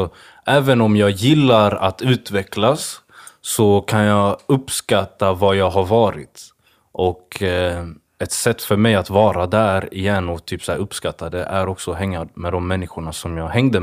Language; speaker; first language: Swedish; early bilingual, other home language; Swahili